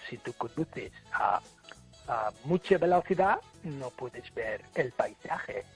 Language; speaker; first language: Spanish; non-native, fluent; English